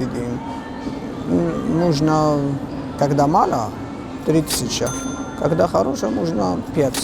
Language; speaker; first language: Russian; non-native, learner; Arabic